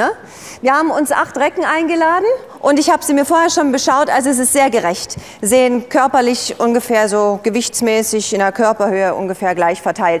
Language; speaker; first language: German; native; German